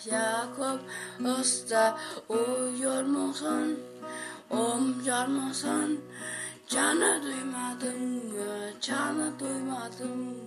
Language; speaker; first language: German; early bilingual, other home language; Turkish